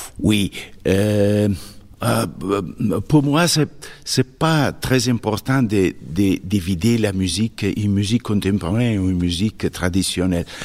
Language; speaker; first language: French; non-native, fluent; Italian